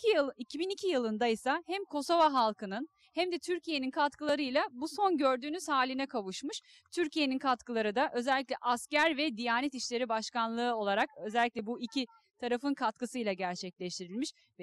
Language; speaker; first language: Turkish; native; Turkish